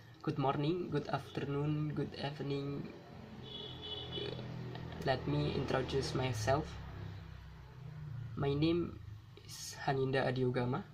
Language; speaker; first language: English; non-native, learner; Indonesian